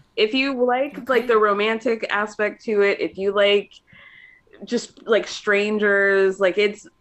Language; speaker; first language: English; native; English